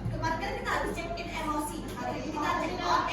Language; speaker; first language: Indonesian; native; Indonesian